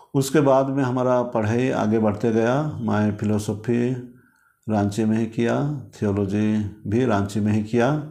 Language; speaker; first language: Hindi; non-native, local second language; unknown